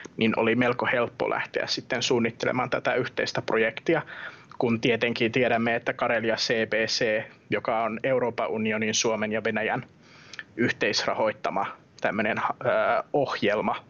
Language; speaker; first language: Finnish; native; Finnish